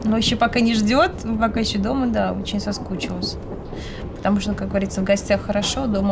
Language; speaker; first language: Russian; native; Russian